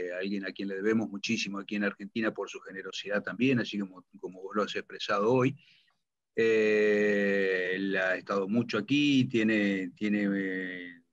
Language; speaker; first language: Spanish; native; Spanish